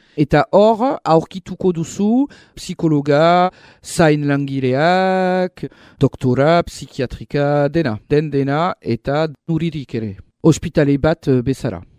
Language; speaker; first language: Basque; non-native, local second language; French